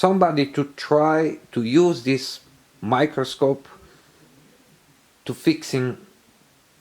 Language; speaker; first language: English; non-native, learner; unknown